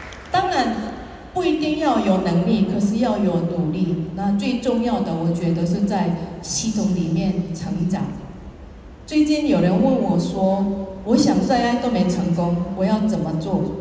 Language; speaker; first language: Chinese; non-native, fluent; Korean